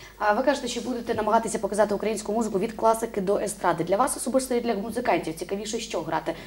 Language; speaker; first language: Ukrainian; native; Ukrainian